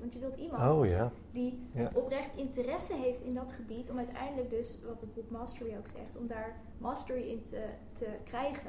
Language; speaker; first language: Dutch; native; Dutch